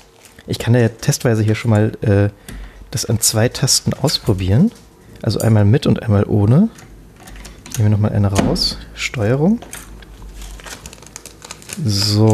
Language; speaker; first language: German; native; German